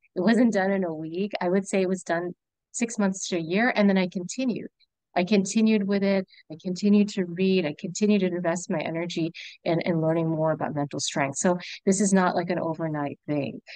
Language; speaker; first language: English; native; English